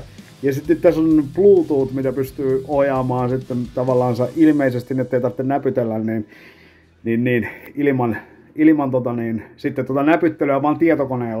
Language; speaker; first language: Finnish; native; Finnish